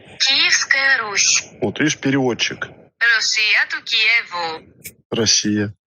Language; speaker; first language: Russian; native; Russian